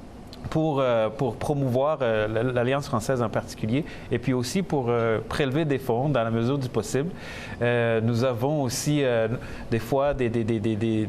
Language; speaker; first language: French; early bilingual, other home language; Kinyarwanda